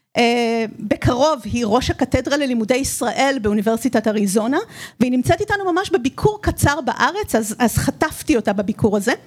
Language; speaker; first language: Hebrew; native; Hebrew